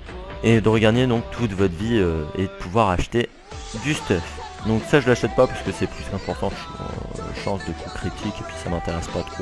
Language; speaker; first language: French; native; French